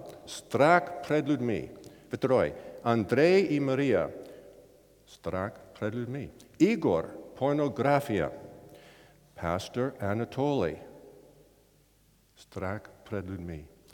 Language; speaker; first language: Russian; non-native, learner; English